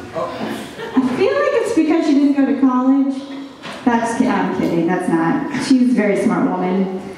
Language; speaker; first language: English; native; English